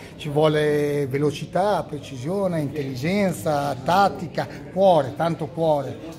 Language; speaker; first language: Italian; native; Italian